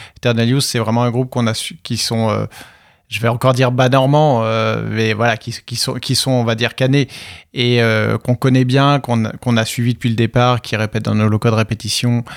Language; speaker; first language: French; native; French